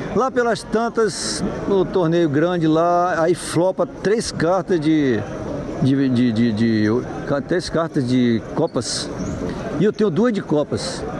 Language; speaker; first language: Portuguese; native; Portuguese